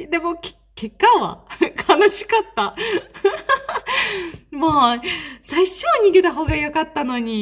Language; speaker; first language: Japanese; non-native, fluent; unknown